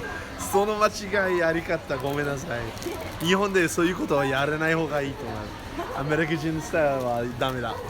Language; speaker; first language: Japanese; non-native, learner; English